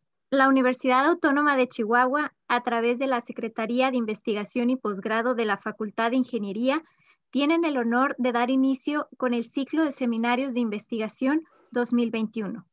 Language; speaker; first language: Spanish; native; Spanish